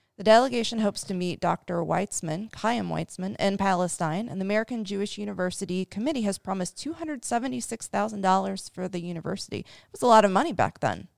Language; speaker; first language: English; native; English